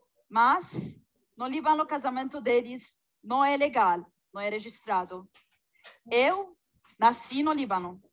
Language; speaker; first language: Portuguese; non-native, fluent; Arabic